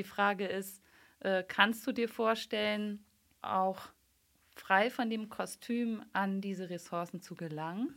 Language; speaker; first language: German; native; German